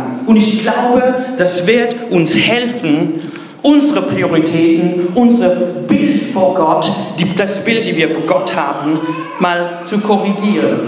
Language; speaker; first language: German; non-native, fluent; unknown